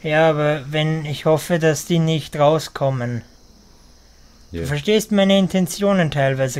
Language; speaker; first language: German; native; German